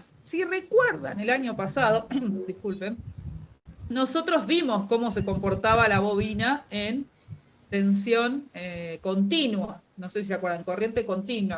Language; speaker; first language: Spanish; native; Spanish